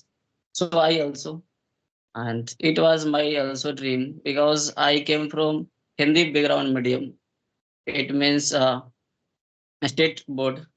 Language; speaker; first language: English; non-native, local second language; Hindi